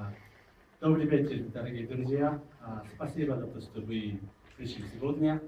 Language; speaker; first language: Russian; non-native, fluent; Japanese